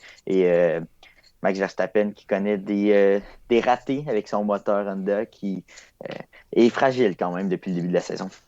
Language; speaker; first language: French; native; French